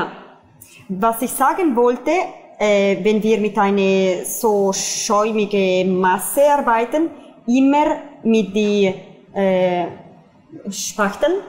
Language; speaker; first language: German; non-native, fluent; Italian